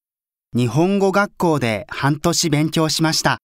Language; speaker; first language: Japanese; non-native, learner; Thai